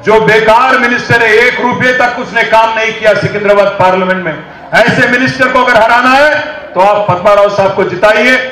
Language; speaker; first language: Hindi; non-native, local second language; Telugu